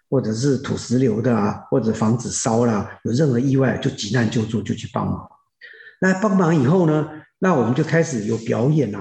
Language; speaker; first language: Chinese; native; Chinese